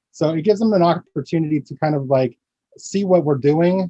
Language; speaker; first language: English; early bilingual, other home language; Filipino